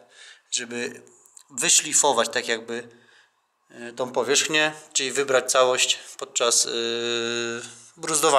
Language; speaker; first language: Polish; native; Polish